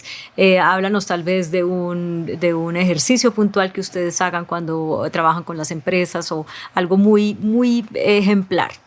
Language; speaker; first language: Spanish; native; Spanish